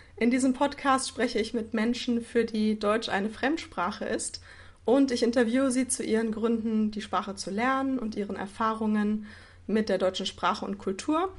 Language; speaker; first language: German; native; German